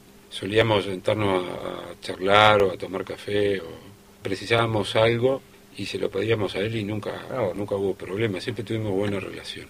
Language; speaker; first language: Spanish; native; Spanish